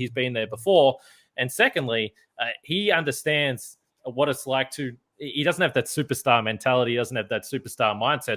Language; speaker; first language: English; native; English